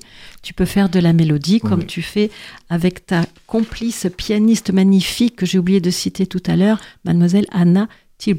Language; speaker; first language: French; native; French